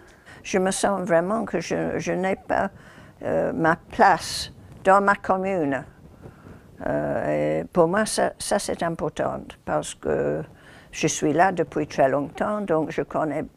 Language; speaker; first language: French; non-native, fluent; English